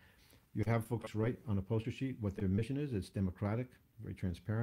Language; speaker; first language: English; native; English